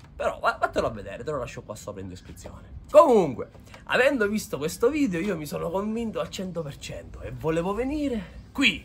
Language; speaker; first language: Italian; non-native, local second language; Sicilian